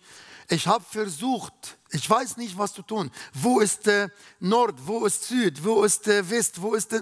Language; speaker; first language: German; non-native, learner; Arabic